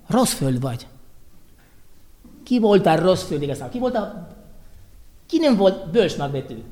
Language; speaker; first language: Hungarian; non-native, learner; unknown